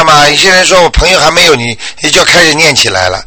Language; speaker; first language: Chinese; native; Chinese